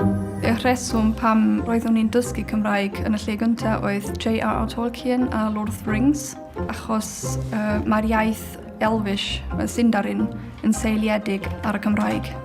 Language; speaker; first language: Welsh; non-native, fluent; German